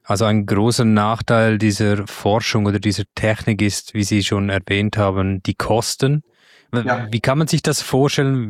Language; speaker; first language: German; native; German